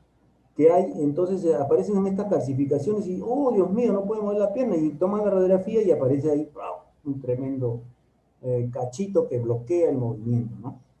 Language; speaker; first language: Spanish; native; Spanish